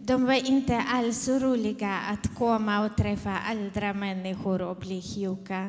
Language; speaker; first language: Swedish; non-native, fluent; Ukrainian